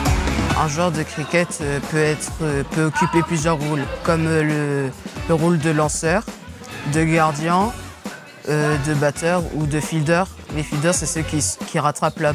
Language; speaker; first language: French; native; French